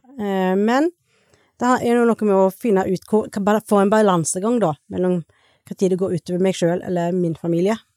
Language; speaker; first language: Norwegian; native; Norwegian